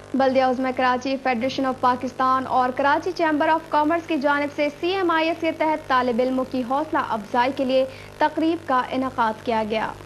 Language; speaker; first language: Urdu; native; Urdu